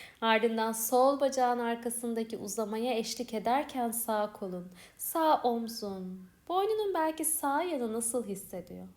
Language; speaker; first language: Turkish; native; Turkish